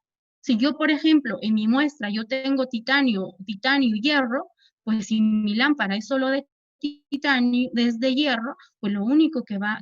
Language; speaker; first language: Spanish; native; Spanish